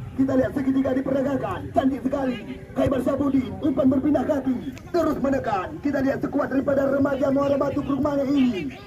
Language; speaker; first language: Indonesian; non-native, local second language; Achinese